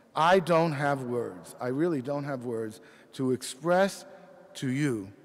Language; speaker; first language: English; early bilingual, other home language; Spanish